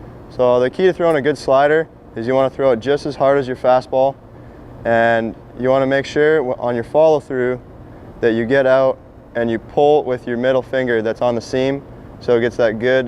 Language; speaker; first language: English; native; English